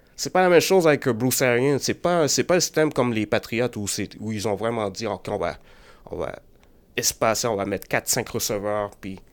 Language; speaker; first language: French; native; French